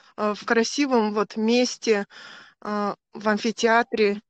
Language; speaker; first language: Russian; native; Russian